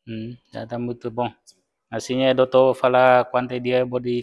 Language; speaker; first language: Portuguese; non-native, learner; Vietnamese